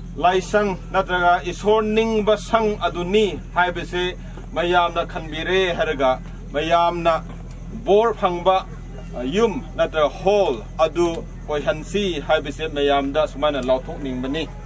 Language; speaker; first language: Manipuri; non-native, local second language; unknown